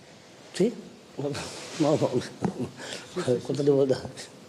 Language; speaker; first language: Italian; non-native, learner; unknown